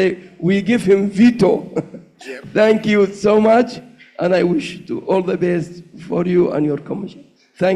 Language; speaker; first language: English; non-native, learner; Arabic